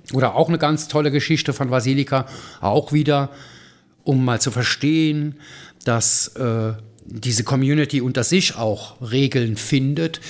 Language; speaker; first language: German; native; German